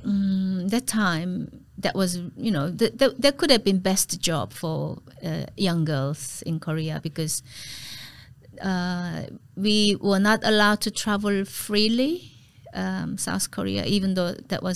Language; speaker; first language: English; non-native, fluent; Korean